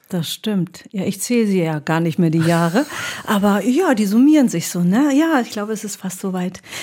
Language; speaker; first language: German; early bilingual, other home language; Greek